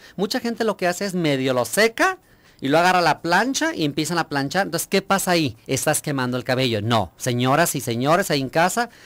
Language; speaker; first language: Spanish; native; Spanish